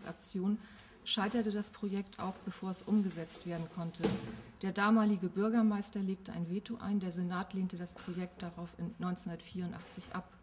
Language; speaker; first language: German; native; German